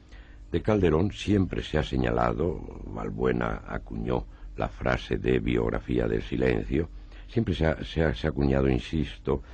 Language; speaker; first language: Spanish; native; Spanish